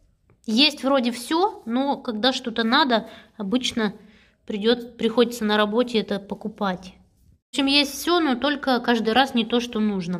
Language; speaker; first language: Russian; native; Russian